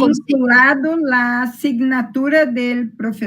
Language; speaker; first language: Spanish; non-native, learner; Portuguese